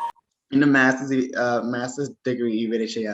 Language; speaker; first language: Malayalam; non-native, learner; English